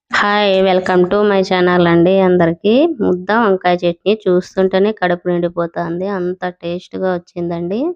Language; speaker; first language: Telugu; native; Telugu